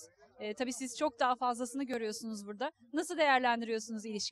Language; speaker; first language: Turkish; native; Turkish